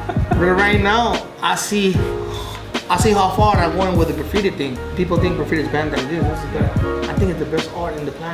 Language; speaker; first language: English; non-native, local second language; Spanish